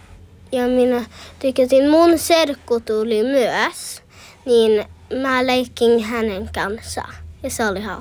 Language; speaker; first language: Finnish; early bilingual, heritage; Finnish